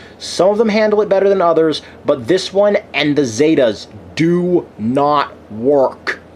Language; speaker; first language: English; native; English